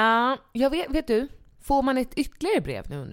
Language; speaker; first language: Swedish; native; Swedish